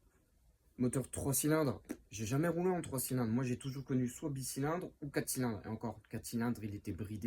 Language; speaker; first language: French; native; French